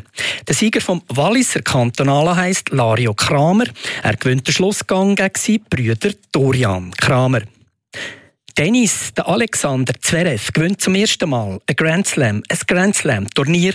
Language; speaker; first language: German; native; German